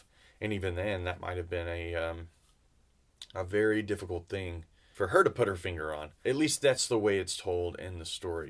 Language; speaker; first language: English; native; English